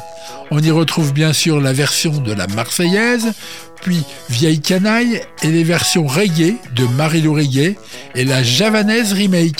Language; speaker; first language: French; native; French